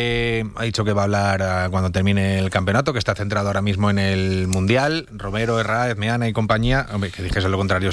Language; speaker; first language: Spanish; native; Spanish